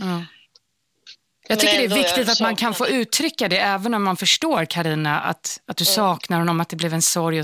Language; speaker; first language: Swedish; native; Swedish